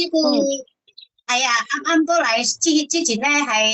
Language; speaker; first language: Cantonese; non-native, learner; Indonesian